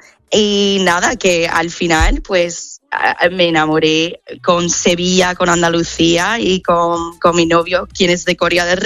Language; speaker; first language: Spanish; non-native, fluent; English